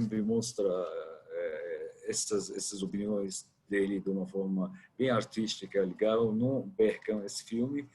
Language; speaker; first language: Portuguese; non-native, fluent; Arabic